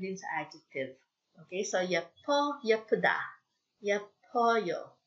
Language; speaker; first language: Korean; non-native, fluent; Filipino